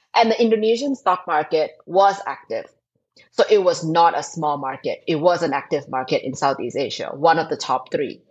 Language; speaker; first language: English; non-native, fluent; Thai